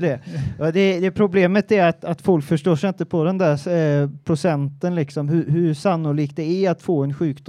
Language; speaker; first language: Swedish; native; Swedish